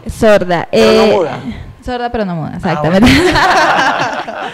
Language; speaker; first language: Spanish; native; Spanish